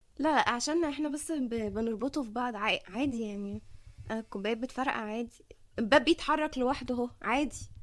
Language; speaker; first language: Egyptian Arabic; early bilingual, heritage; Arabic